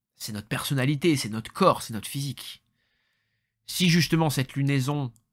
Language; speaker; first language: French; native; French